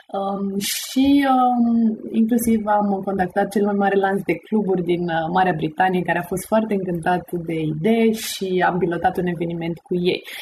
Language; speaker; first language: Romanian; native; Romanian